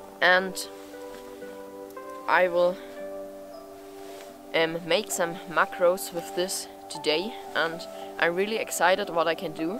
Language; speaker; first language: English; non-native, fluent; German